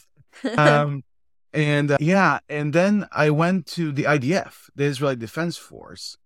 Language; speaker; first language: English; non-native, fluent; Hebrew